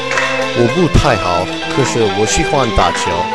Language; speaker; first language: Chinese; non-native, learner; English